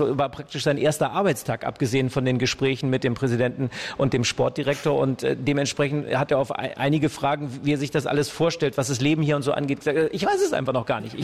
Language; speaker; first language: German; native; German